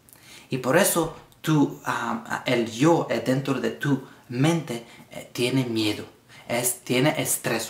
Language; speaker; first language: Spanish; non-native, learner; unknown